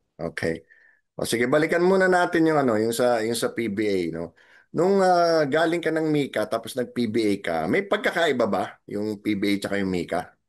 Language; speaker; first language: Filipino; native; Filipino